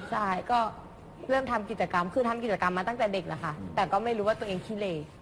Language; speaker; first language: Thai; native; Thai